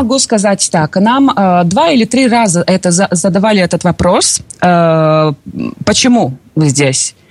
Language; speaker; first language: Russian; non-native, local second language; Latvian